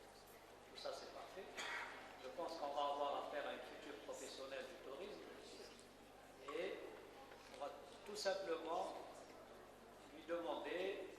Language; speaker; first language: French; non-native, local second language; Arabic